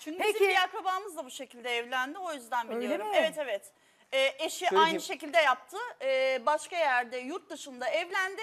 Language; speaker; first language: Turkish; native; Turkish